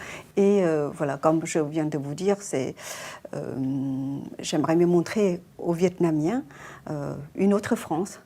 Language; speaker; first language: French; non-native, fluent; Vietnamese